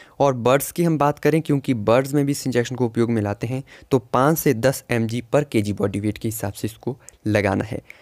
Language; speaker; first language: Hindi; native; Hindi